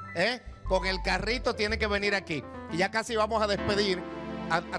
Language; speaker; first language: Spanish; native; Spanish